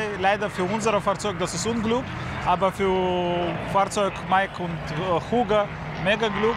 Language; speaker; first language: German; non-native, learner; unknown